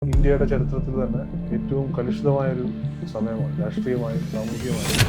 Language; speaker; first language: Malayalam; native; Malayalam